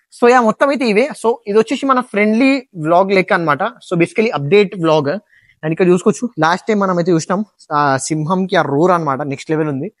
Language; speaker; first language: Telugu; non-native, local second language; Hindi